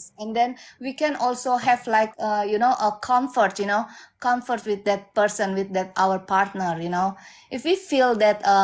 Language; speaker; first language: English; non-native, learner; Indonesian